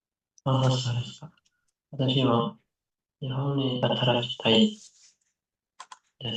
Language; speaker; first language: Japanese; non-native, learner; Indonesian